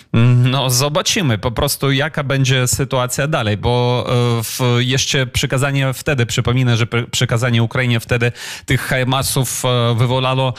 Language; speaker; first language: Polish; non-native, fluent; Ukrainian